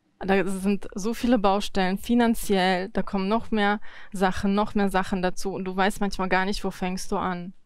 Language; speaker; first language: German; early bilingual, other home language; Russian